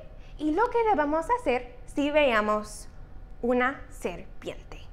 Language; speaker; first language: Spanish; non-native, fluent; English